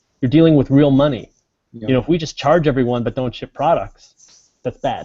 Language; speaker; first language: English; native; English